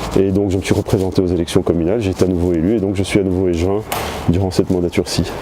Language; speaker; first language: French; native; French